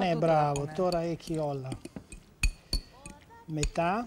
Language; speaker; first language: Greek; non-native, learner; Italian